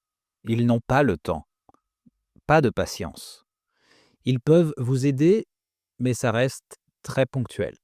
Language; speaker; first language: French; native; French